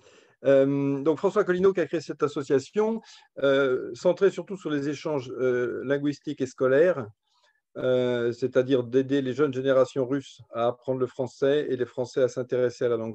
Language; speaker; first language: French; native; French